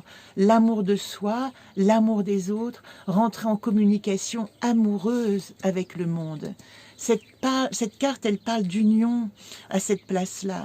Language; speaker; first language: French; native; French